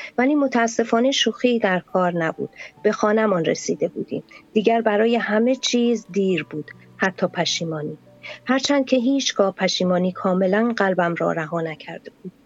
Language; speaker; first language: Persian; native; Persian